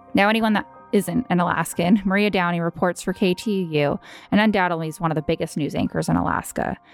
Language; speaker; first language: English; native; English